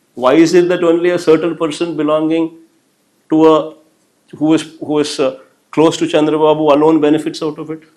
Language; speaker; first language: English; non-native, local second language; Telugu